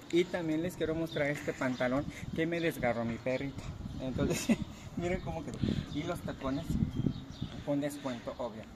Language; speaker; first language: Spanish; native; Spanish